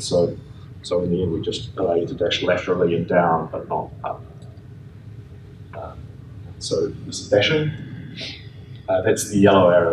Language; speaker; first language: English; native; English